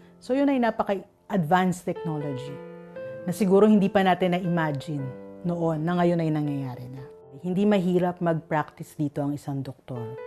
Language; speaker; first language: Filipino; native; Filipino